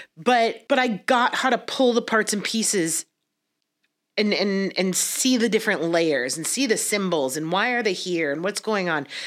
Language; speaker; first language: English; native; English